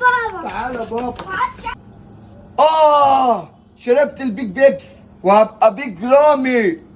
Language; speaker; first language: Arabic; native; Arabic